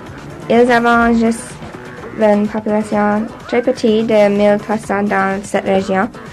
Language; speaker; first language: French; non-native, local second language; English